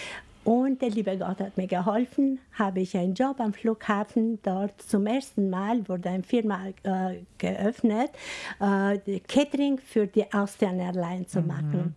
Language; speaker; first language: German; non-native, fluent; Albanian